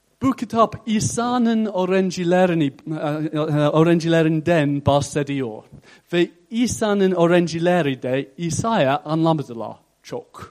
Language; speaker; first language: Turkish; non-native, fluent; English